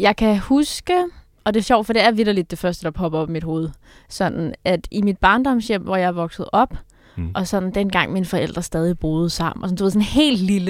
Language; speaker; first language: Danish; native; Danish